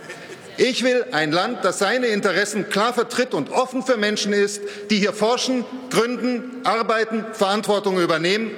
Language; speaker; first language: German; native; German